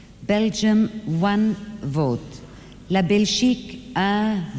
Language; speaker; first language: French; non-native, fluent; German